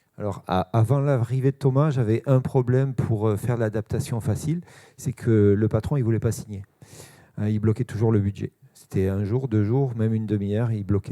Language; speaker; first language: French; native; French